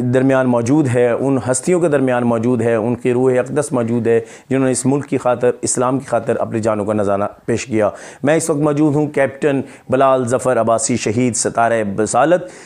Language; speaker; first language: Urdu; non-native, local second language; Punjabi